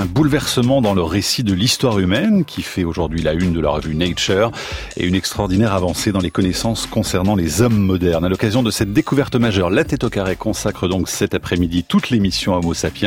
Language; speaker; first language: French; native; French